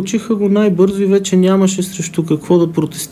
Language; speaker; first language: Bulgarian; native; Bulgarian